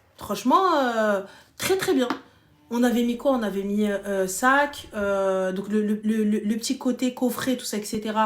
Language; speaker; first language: French; early bilingual, other home language; Arabic